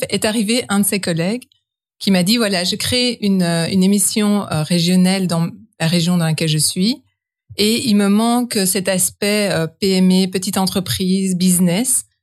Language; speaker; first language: French; native; French